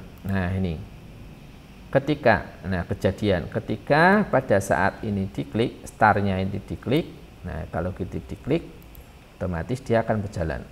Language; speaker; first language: Indonesian; native; Indonesian